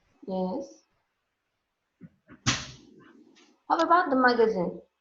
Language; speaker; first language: English; non-native, fluent; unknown